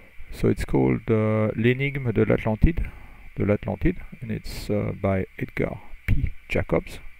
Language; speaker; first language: English; non-native, fluent; French